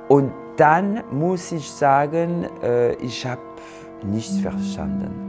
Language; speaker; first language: German; non-native, fluent; French